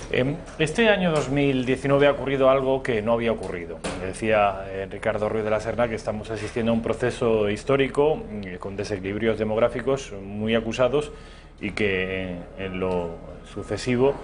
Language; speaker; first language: Spanish; native; Spanish